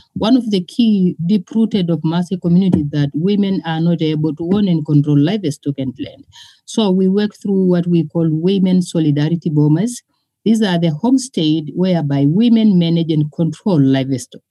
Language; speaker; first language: English; non-native, local second language; Masai